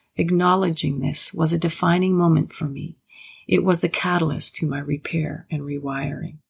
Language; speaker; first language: English; native; English